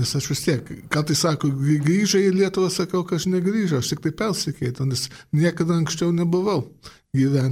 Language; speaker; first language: Lithuanian; early bilingual, heritage; Lithuanian